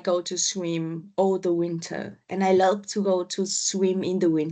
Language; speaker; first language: English; non-native, learner; Vietnamese